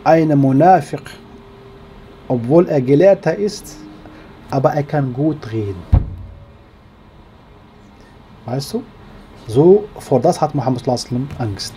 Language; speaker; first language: German; non-native, learner; Arabic